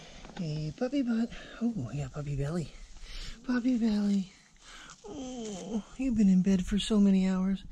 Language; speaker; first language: English; native; English